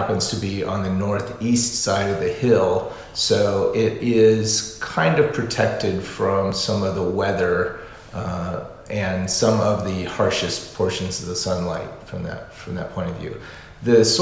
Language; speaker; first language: English; native; English